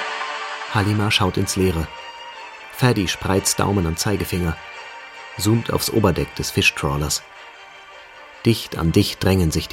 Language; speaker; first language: German; native; German